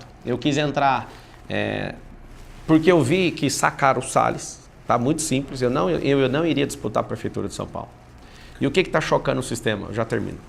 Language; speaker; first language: Portuguese; native; Portuguese